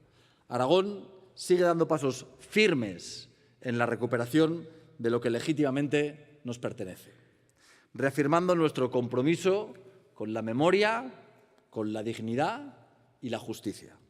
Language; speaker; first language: Spanish; native; Spanish